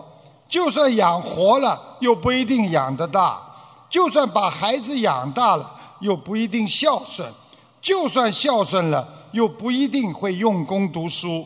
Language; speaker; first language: Chinese; native; Chinese